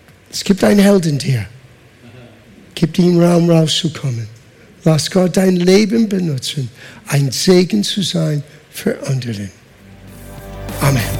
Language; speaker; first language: German; non-native, fluent; English